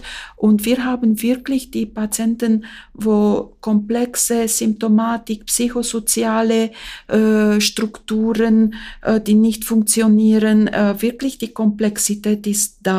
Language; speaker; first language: German; non-native, fluent; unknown